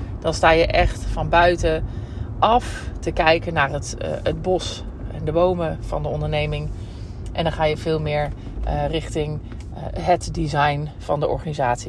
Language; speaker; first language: Dutch; native; Dutch